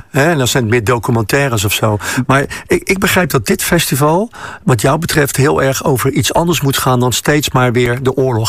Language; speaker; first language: Dutch; native; Dutch